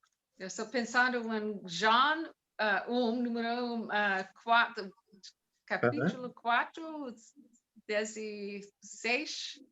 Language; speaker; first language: Portuguese; non-native, learner; English